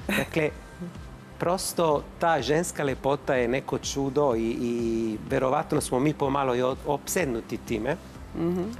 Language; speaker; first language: Bosnian; non-native, fluent; Italian